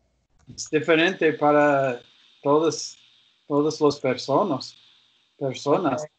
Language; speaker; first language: Spanish; non-native, learner; English